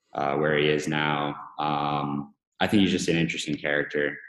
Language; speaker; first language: English; native; English